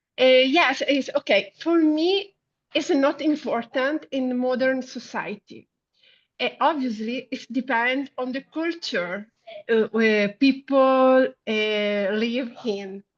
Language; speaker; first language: English; non-native, learner; Italian